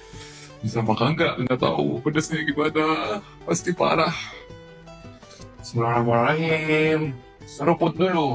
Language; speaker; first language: Indonesian; non-native, fluent; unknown